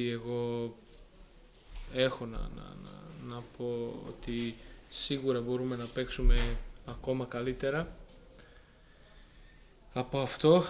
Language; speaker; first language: Greek; non-native, fluent; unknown